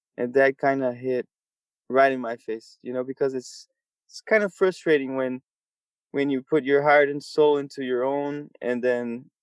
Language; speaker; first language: English; non-native, fluent; Portuguese